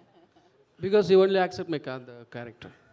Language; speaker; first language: Telugu; non-native, learner; Tamil